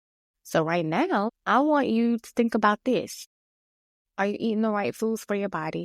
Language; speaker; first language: English; native; English